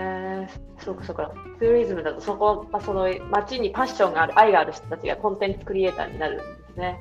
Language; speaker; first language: Japanese; native; Japanese